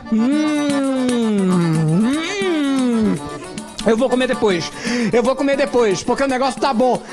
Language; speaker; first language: Portuguese; native; Portuguese